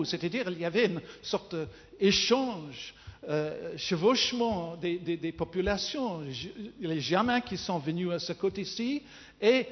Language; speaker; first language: French; non-native, fluent; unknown